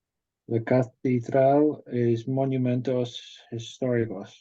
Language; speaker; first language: Spanish; non-native, learner; English